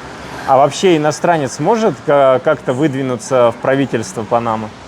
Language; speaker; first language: Russian; native; Russian